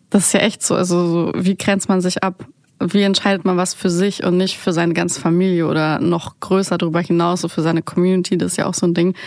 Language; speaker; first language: German; early bilingual, other home language; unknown